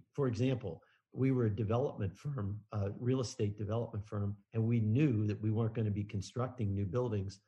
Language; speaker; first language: English; native; English